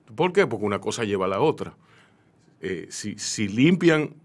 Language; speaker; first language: Spanish; native; Spanish